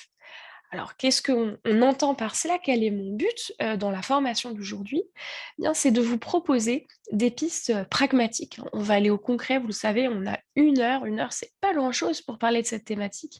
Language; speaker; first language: French; native; French